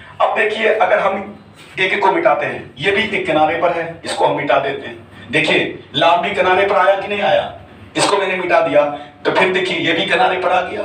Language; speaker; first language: Urdu; native; Urdu